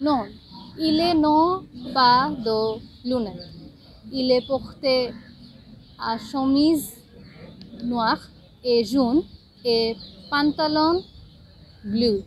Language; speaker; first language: French; non-native, learner; Bangla